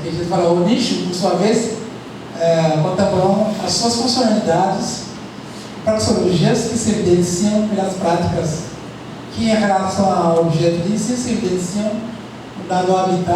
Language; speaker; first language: Portuguese; non-native, fluent; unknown